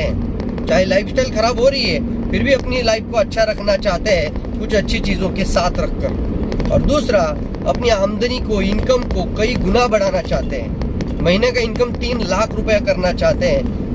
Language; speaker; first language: Hindi; non-native, local second language; Marathi